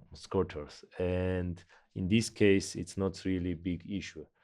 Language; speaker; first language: English; non-native, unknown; Georgian